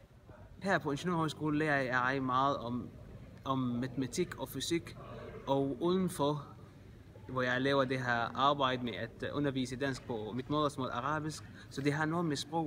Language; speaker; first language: Danish; non-native, fluent; Arabic